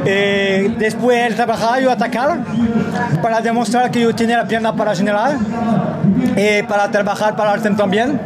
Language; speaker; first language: Spanish; non-native, learner; Portuguese